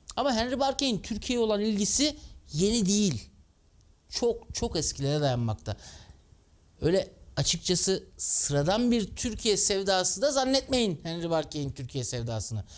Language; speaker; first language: Turkish; native; Turkish